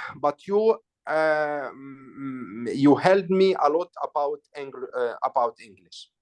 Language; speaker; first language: English; non-native, learner; Arabic